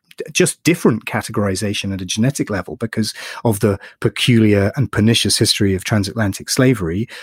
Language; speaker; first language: English; native; English